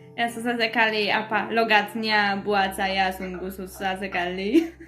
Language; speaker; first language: Indonesian; non-native, learner; Polish